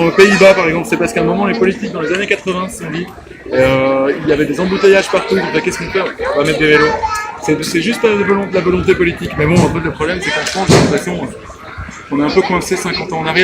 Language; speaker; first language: French; native; French